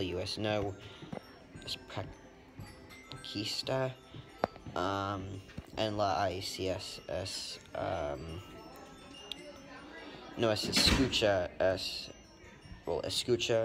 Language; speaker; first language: Spanish; non-native, learner; English